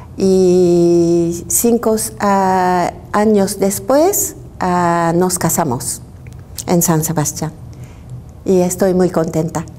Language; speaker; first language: Spanish; non-native, learner; Japanese